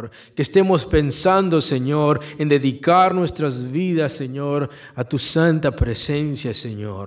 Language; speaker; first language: Spanish; native; Spanish